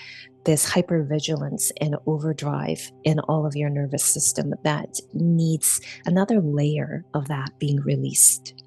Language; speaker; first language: English; native; English